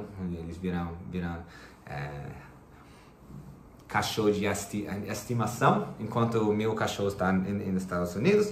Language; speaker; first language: Portuguese; non-native, fluent; English